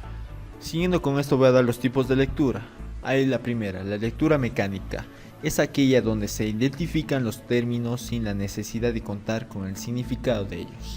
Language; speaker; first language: Spanish; native; Spanish